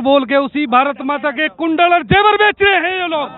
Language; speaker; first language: Hindi; native; Hindi